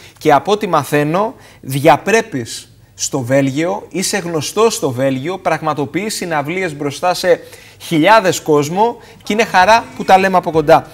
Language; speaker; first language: Greek; native; Greek